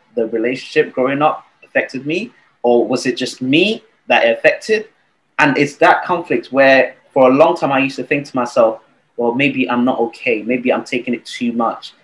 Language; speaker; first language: English; non-native, local second language; Yoruba